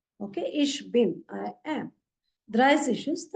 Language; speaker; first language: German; non-native, learner; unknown